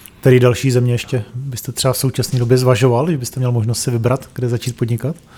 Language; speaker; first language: Czech; native; Czech